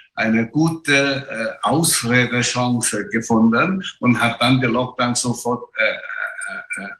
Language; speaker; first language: German; non-native, fluent; Chinese